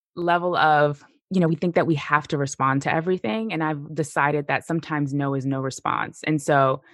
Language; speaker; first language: English; native; English